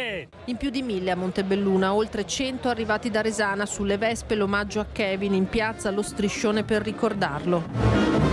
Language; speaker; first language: Italian; native; Italian